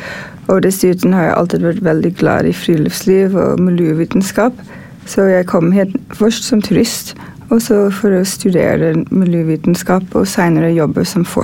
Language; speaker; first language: Norwegian; non-native, fluent; English